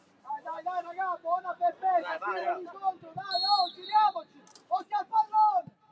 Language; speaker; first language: Italian; native; Italian